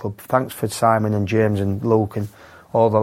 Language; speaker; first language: English; native; English